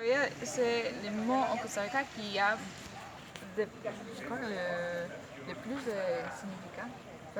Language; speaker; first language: French; non-native, learner; Spanish